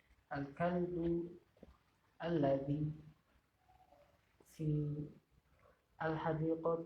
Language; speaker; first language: Arabic; non-native, learner; Indonesian